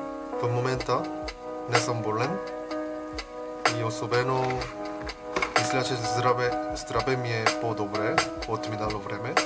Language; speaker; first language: Bulgarian; non-native, learner; Korean